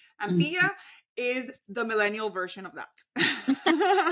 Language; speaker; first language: English; non-native, fluent; Spanish